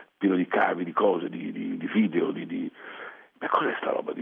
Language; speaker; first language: Italian; early bilingual, other home language; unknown